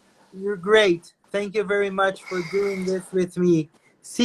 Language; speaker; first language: English; non-native, fluent; Portuguese